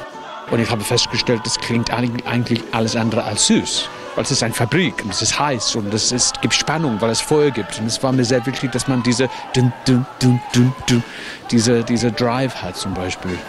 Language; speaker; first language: German; non-native, fluent; English